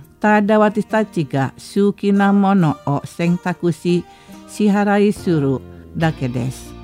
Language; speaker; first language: Japanese; non-native, fluent; Indonesian